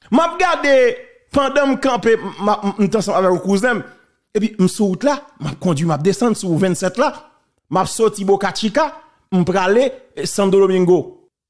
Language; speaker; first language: French; non-native, local second language; Haitian Creole